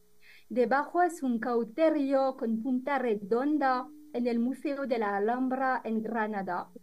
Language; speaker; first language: Spanish; non-native, fluent; French